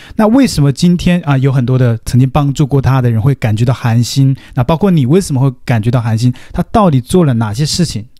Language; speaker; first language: Chinese; native; Chinese